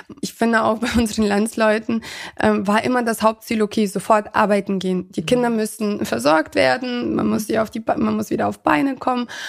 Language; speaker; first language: German; early bilingual, other home language; Russian